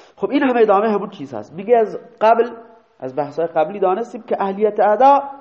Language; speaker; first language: Persian; non-native, local second language; Baluchi